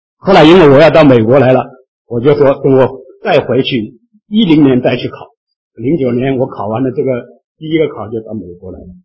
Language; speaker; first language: Chinese; native; Chinese